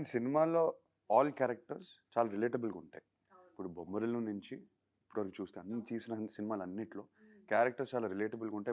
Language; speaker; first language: Telugu; native; Telugu